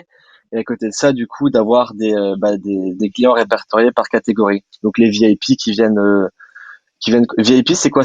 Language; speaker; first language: French; native; French